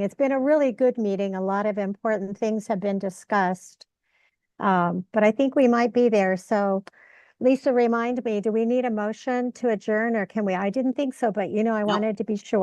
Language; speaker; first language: English; native; English